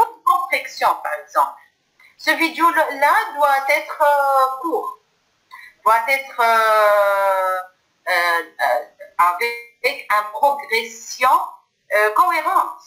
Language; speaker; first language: French; non-native, local second language; Arabic